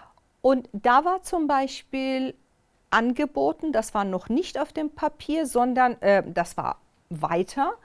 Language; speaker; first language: German; non-native, fluent; Persian